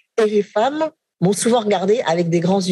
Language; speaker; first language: French; native; French